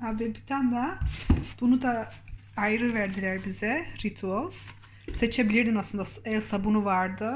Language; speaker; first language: Turkish; early bilingual, heritage; Turkish